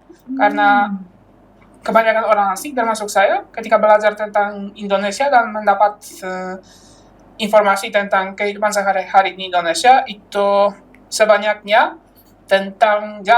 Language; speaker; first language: Indonesian; non-native, fluent; Polish